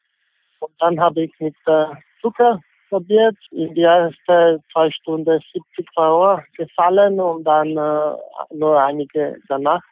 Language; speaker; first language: German; non-native, fluent; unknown